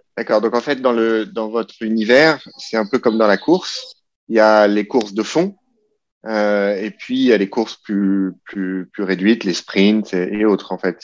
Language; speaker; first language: French; native; French